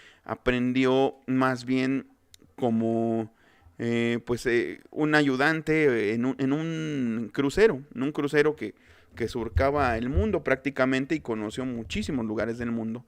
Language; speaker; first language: Spanish; native; Spanish